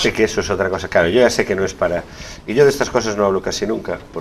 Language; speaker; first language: Spanish; native; Spanish